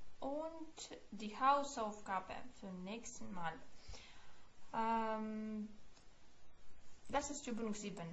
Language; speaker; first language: German; non-native, fluent; Ukrainian